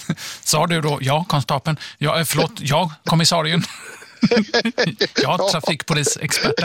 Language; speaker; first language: Swedish; native; Swedish